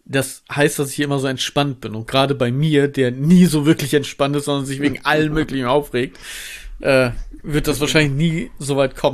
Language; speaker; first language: German; native; German